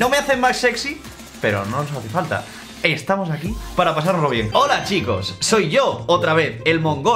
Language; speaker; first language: Spanish; native; Spanish